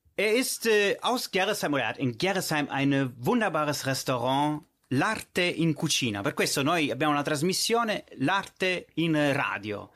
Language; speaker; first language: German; early bilingual, other home language; Italian